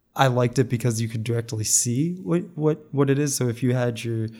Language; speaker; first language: English; native; English